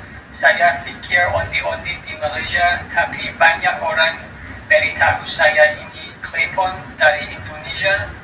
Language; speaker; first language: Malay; non-native, learner; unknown